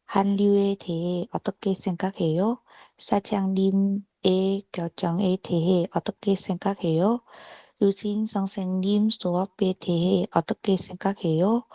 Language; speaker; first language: Korean; non-native, learner; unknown